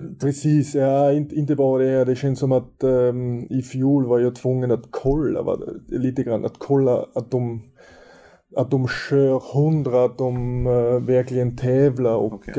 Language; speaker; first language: Swedish; non-native, fluent; German